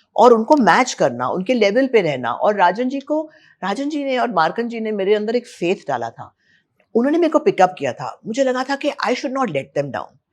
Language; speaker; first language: Hindi; non-native, local second language; Punjabi